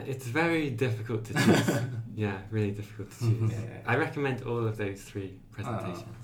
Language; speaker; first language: English; native; English